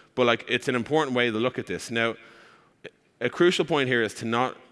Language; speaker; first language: English; native; English